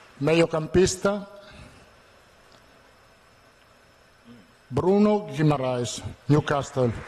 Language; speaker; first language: Portuguese; non-native, learner; Italian